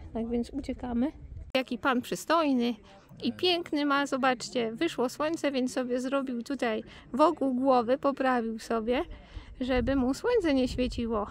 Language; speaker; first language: Polish; native; Polish